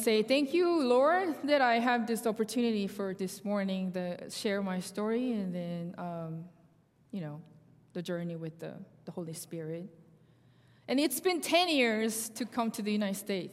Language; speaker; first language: English; non-native, fluent; Korean